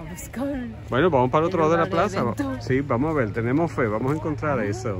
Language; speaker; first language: Spanish; native; Spanish